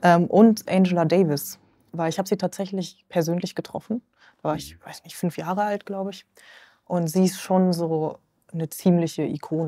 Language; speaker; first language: German; native; German